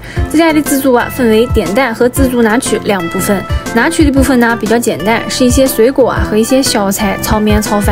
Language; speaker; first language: Chinese; native; Chinese